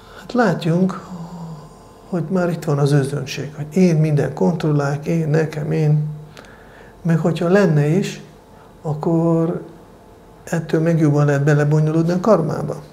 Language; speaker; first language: Hungarian; non-native, fluent; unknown